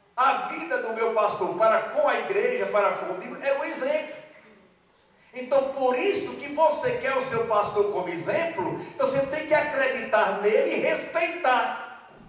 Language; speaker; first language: Portuguese; non-native, fluent; Malagasy